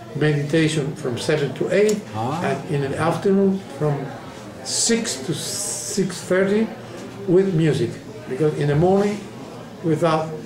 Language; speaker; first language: English; non-native, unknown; Spanish